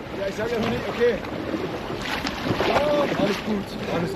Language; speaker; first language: German; native; German